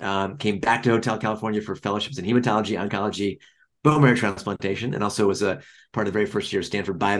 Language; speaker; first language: English; native; English